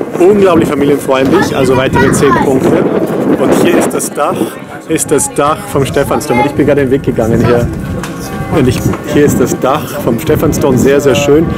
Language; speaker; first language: German; non-native, fluent; English